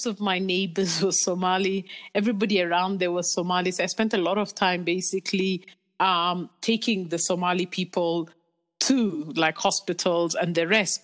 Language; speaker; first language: English; non-native, local second language; Somali